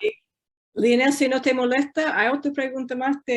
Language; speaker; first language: Spanish; non-native, fluent; English